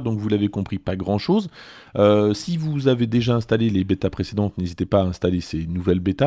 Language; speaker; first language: French; native; French